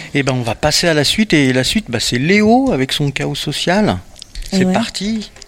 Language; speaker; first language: French; non-native, local second language; Arabic